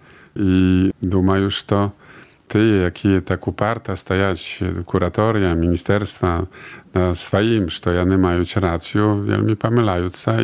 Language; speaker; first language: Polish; non-native, local second language; Belarusian